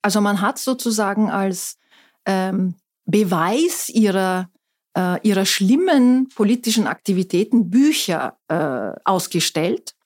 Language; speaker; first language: German; non-native, fluent; Turkish